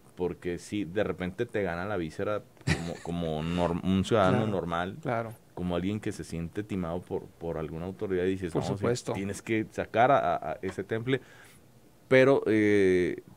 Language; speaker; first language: Spanish; native; Spanish